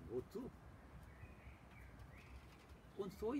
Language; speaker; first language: German; non-native, fluent; Sinhala